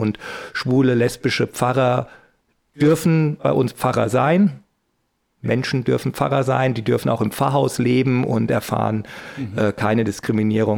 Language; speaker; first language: German; native; German